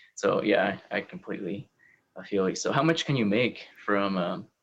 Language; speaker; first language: English; early bilingual, other home language; Spanish